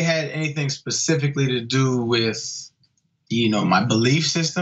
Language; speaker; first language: English; native; English